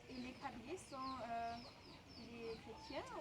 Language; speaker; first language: French; non-native, fluent; German